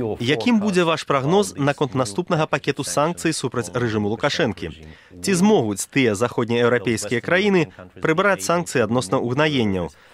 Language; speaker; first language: Belarusian; native; Belarusian